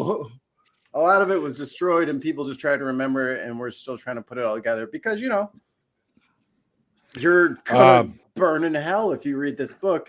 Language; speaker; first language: English; native; English